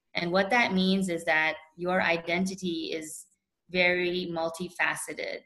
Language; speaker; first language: English; early bilingual, other home language; Urdu